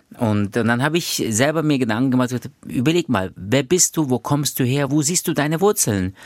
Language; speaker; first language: German; early bilingual, other home language; Turkish